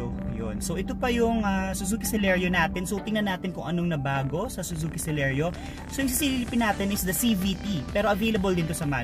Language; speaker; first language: Filipino; native; Filipino